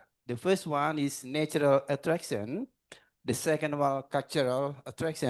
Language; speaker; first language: English; non-native, learner; Indonesian